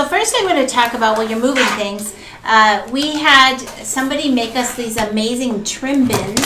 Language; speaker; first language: English; native; English